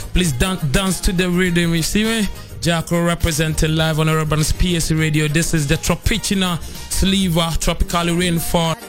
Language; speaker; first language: English; non-native, local second language; Akan